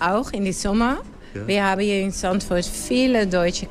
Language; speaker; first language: German; non-native, learner; Dutch